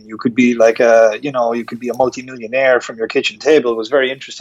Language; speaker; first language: English; native; English